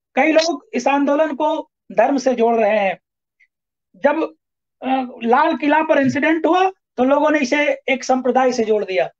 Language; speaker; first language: Hindi; native; Hindi